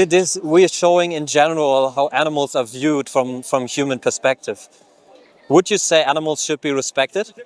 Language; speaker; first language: English; non-native, fluent; German